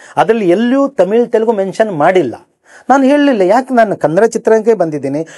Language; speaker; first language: Kannada; native; Kannada